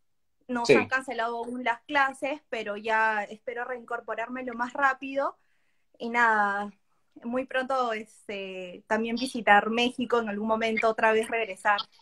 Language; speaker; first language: Spanish; native; Spanish